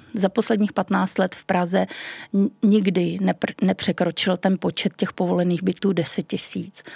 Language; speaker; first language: Czech; native; Czech